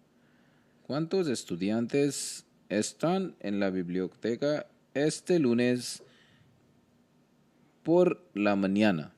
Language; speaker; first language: Spanish; non-native, learner; Hindi